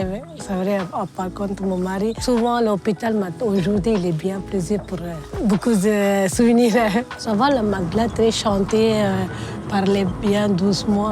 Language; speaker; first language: French; non-native, learner; Tamil